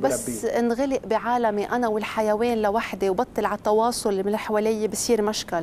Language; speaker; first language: Arabic; native; Arabic